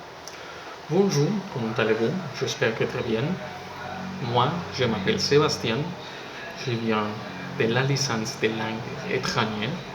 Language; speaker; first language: French; non-native, learner; Spanish